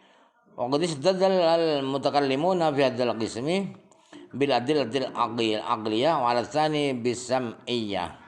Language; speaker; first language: Arabic; non-native, fluent; Indonesian